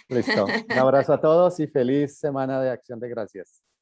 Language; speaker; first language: Spanish; native; Spanish